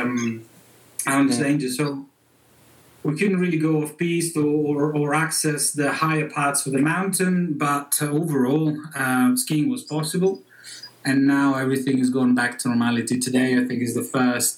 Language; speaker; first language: English; non-native, fluent; Italian